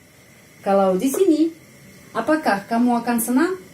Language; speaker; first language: Indonesian; non-native, fluent; Russian